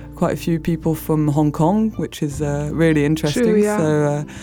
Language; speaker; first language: English; non-native, fluent; French